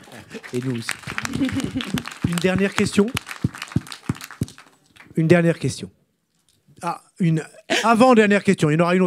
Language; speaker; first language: French; native; French